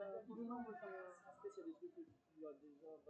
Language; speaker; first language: French; native; French